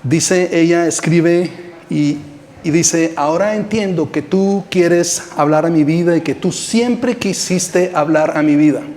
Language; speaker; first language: Spanish; native; Spanish